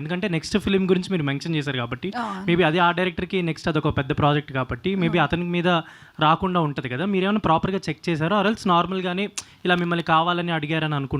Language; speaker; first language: Telugu; native; Telugu